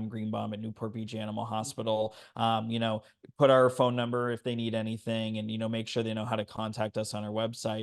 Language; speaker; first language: English; native; English